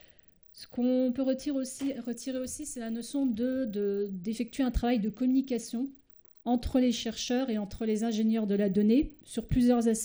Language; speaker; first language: French; native; French